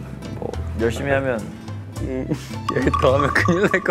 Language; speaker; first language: Korean; native; Korean